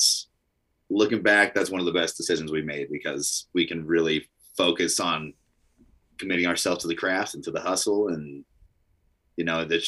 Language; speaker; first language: English; native; English